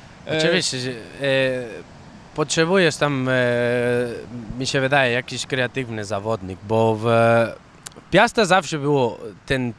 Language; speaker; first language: Polish; non-native, fluent; Catalan